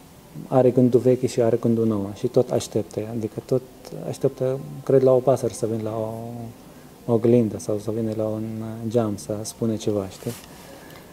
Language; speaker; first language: Romanian; non-native, learner; Arabic